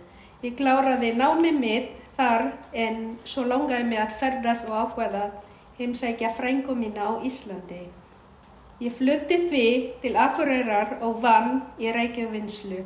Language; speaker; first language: Icelandic; non-native, fluent; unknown